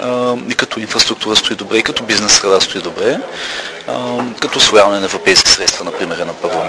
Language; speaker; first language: Bulgarian; native; Bulgarian